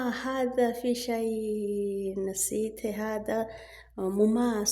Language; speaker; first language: Arabic; non-native, learner; Rundi